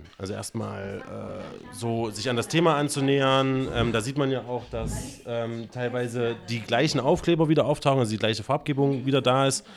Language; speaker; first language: German; native; German